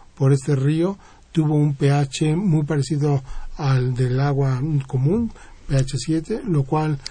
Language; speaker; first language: Spanish; native; Spanish